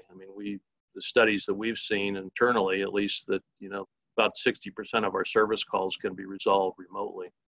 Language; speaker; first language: English; native; English